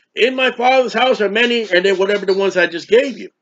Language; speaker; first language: English; native; English